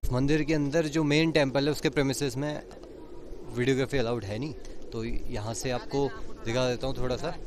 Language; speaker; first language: Hindi; native; Hindi